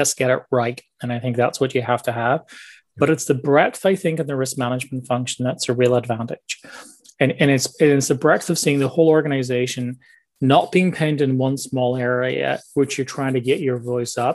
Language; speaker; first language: English; native; English